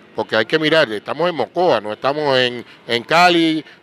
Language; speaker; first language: Spanish; native; Spanish